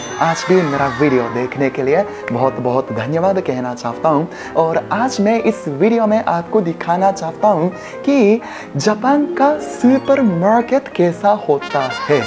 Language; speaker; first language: Hindi; non-native, fluent; Japanese